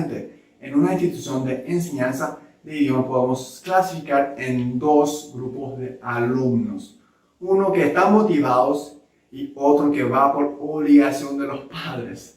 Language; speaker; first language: Spanish; non-native, local second language; Japanese